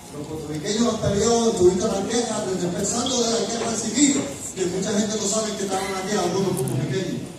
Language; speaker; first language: Spanish; early bilingual, other home language; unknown